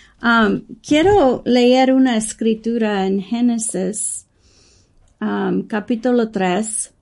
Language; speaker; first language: Spanish; non-native, learner; English